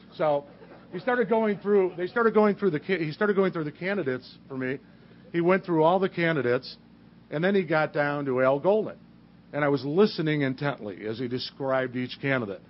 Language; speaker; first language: English; native; English